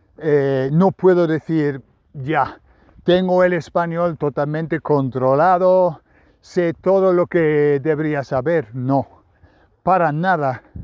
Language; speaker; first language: Spanish; non-native, fluent; English